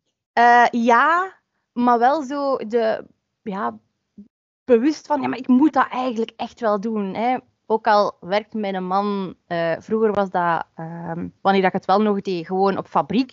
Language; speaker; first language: Dutch; native; Dutch